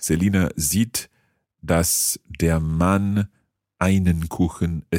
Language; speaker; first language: German; non-native, learner; English